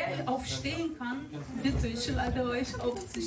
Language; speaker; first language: German; non-native, learner; Portuguese